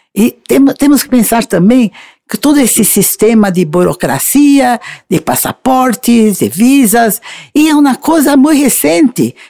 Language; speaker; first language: Spanish; non-native, learner; Portuguese